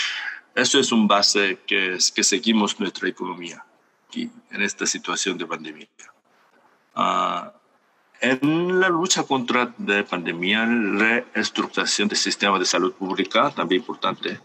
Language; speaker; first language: Spanish; non-native, fluent; Korean